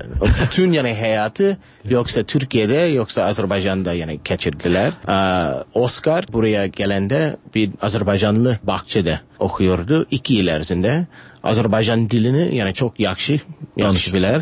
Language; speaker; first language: Turkish; non-native, fluent; English